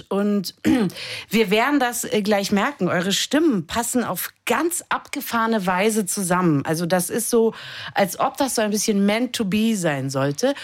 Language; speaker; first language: German; native; German